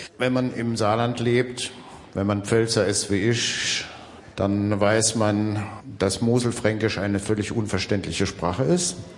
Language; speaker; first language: German; native; German